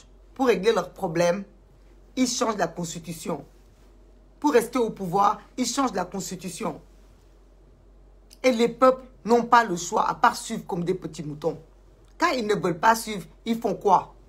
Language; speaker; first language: French; non-native, local second language; Wolof